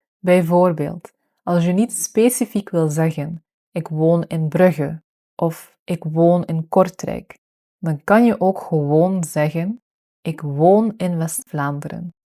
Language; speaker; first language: Dutch; native; Dutch